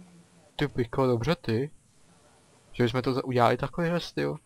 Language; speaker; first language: Czech; native; Czech